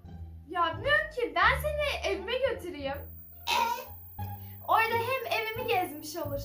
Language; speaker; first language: Turkish; native; Turkish